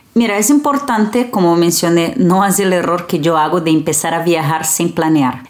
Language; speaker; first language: Spanish; early bilingual, other home language; Portuguese